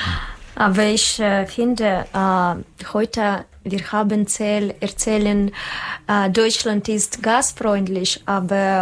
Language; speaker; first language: German; non-native, learner; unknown